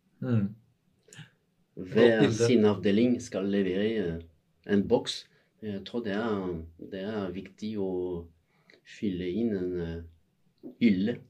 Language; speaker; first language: Norwegian; non-native, fluent; French